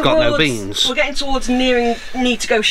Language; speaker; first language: English; native; English